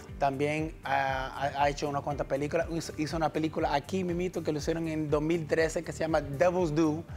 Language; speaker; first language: Spanish; early bilingual, heritage; Spanish